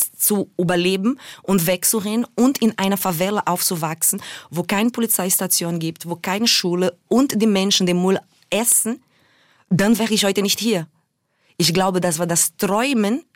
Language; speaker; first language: German; non-native, fluent; Portuguese